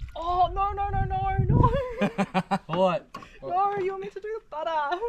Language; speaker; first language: English; native; English